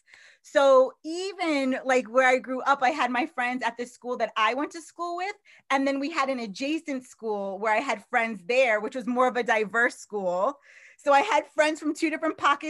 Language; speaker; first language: English; native; English